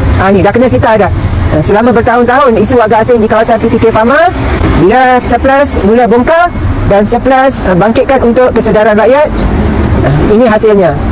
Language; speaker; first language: Malay; native; Malay